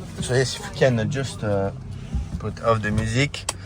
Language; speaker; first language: English; non-native, learner; French